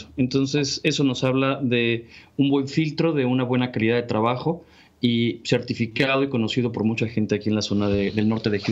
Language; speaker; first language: Spanish; native; Spanish